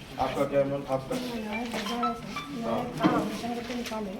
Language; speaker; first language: Hindi; non-native, local second language; Telugu